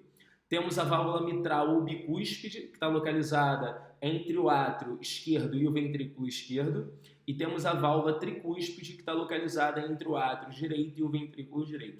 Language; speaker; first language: Portuguese; native; Portuguese